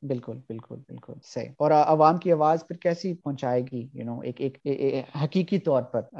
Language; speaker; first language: Urdu; early bilingual, heritage; Urdu